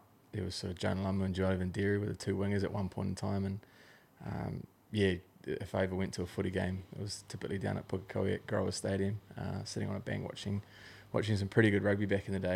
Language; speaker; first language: English; native; English